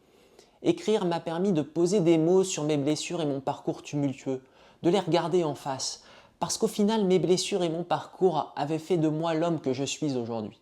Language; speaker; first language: French; native; French